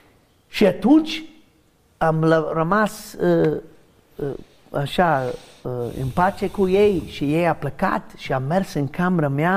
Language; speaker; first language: Romanian; non-native, learner; English